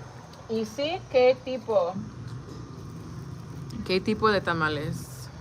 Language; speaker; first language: Spanish; non-native, learner; English